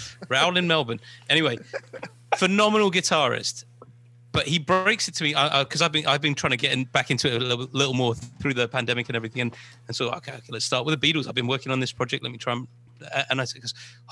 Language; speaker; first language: English; native; English